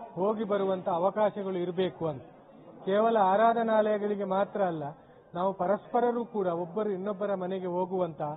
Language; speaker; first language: Kannada; non-native, local second language; Urdu